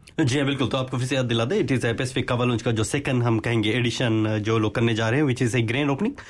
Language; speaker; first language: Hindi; native; Hindi